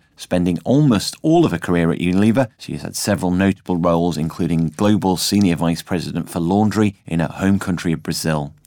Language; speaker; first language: English; native; English